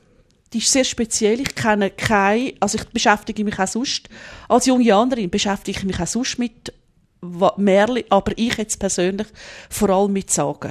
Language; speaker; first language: German; native; German